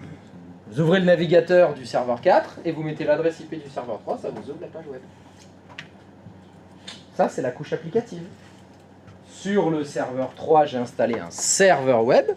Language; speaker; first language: French; native; French